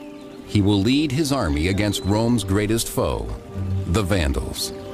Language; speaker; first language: English; native; English